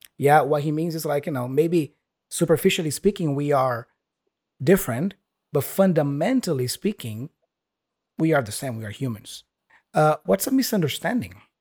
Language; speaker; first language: English; non-native, fluent; Portuguese